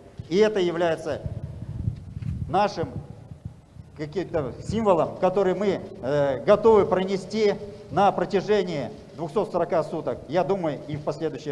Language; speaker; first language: Russian; native; Russian